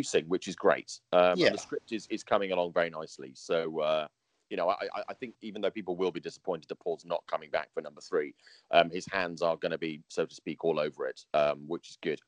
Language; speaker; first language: English; native; English